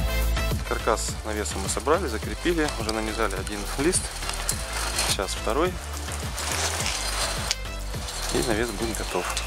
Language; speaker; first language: Russian; native; Russian